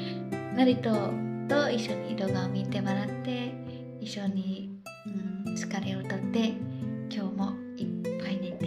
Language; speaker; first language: Japanese; non-native, learner; Khmer